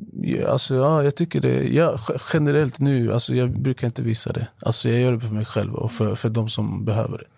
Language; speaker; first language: Swedish; non-native, fluent; Arabic